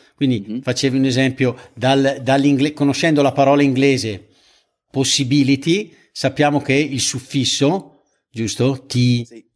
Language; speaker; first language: Italian; native; Italian